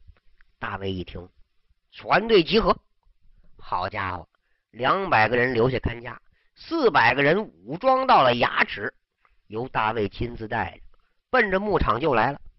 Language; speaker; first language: Chinese; native; Chinese